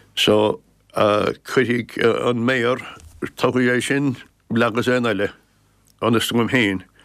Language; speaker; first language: Irish; native; Irish